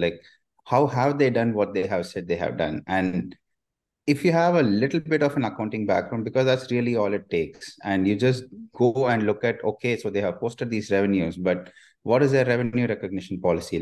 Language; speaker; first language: English; non-native, local second language; Tamil